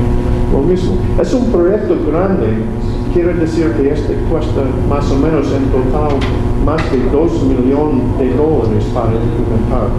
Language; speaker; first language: Spanish; non-native, learner; English